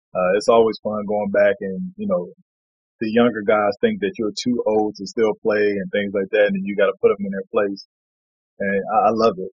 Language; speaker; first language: English; native; English